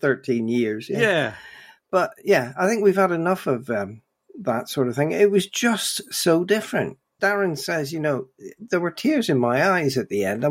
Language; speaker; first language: English; native; English